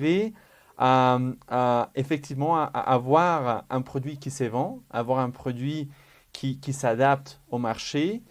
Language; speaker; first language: French; non-native, fluent; Spanish